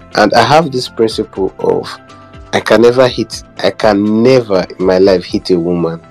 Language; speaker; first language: English; non-native, local second language; Igbo